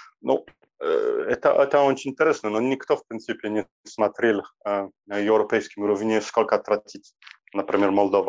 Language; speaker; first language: Russian; non-native, learner; Polish